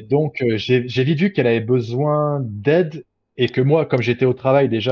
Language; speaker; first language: French; native; French